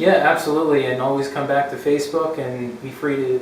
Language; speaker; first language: English; native; English